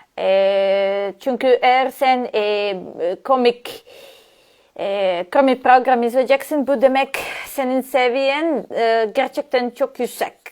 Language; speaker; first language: Turkish; non-native, learner; Serbian